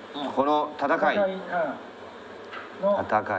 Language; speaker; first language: Japanese; non-native, learner; Chinese